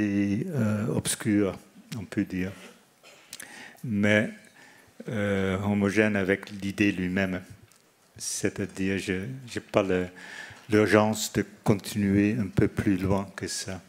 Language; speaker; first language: French; non-native, fluent; Dutch